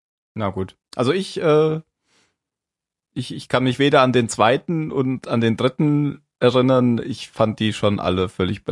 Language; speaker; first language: German; native; German